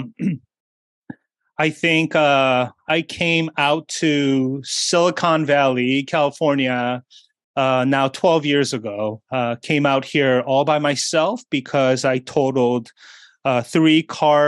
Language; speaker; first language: English; early bilingual, other home language; Korean